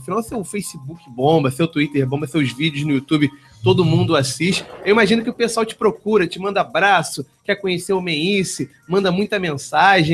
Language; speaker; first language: Portuguese; native; Portuguese